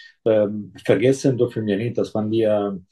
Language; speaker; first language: German; non-native, local second language; Italian